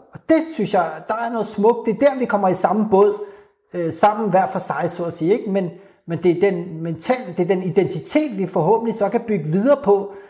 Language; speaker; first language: Danish; early bilingual, other home language; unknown